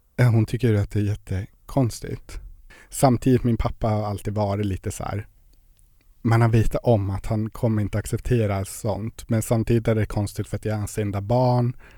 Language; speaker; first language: Swedish; native; Swedish